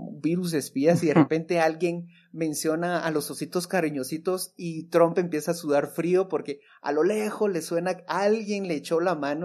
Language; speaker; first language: Spanish; native; Spanish